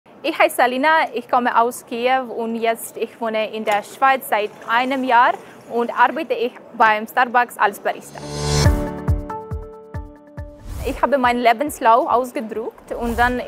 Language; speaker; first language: German; non-native, learner; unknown